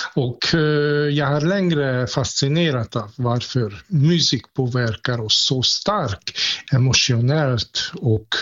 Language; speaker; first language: Swedish; non-native, fluent; Hungarian